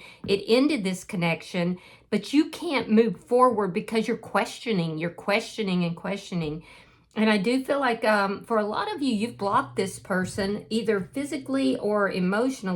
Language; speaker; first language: English; native; English